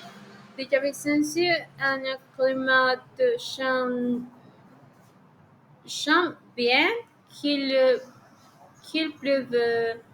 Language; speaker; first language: French; non-native, learner; Spanish